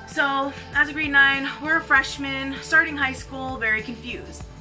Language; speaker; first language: English; native; English